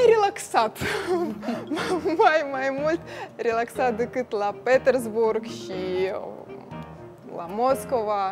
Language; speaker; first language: Romanian; non-native, learner; Russian